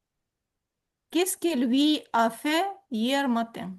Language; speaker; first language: French; non-native, learner; Ukrainian